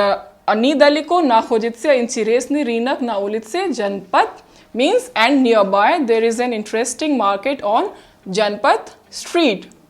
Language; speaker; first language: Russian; non-native, fluent; Hindi